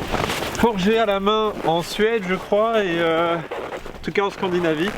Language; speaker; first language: French; native; French